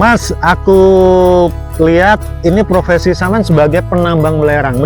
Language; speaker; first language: Indonesian; native; Indonesian